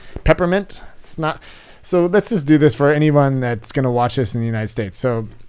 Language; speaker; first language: English; native; English